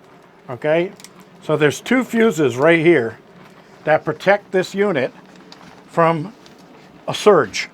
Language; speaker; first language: English; native; English